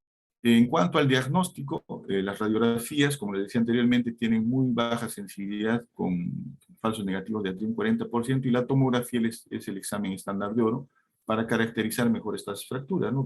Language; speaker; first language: Spanish; native; Spanish